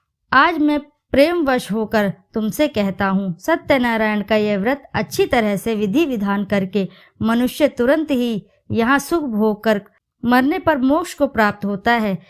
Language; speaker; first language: Hindi; native; Hindi